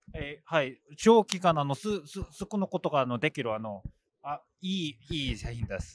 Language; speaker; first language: Japanese; non-native, learner; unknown